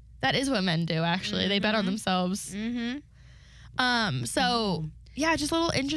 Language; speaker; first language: English; native; English